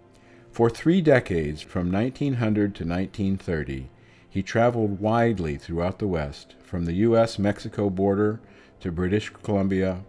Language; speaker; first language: English; native; English